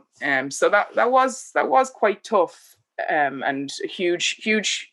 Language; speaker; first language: English; native; English